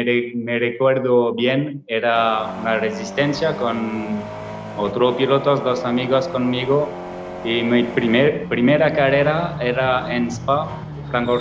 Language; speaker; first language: Spanish; non-native, learner; French